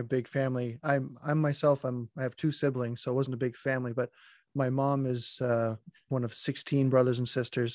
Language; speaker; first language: English; non-native, fluent; French